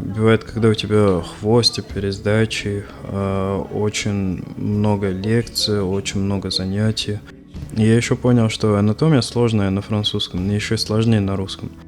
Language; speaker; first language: Russian; non-native, fluent; Arabic